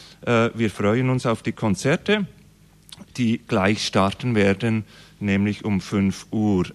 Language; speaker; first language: German; native; German